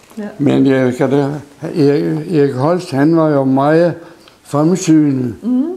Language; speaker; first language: Danish; native; Danish